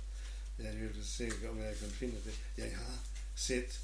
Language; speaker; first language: Danish; non-native, learner; German